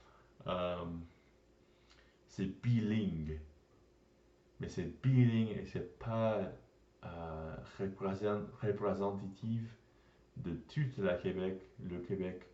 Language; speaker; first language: French; non-native, learner; English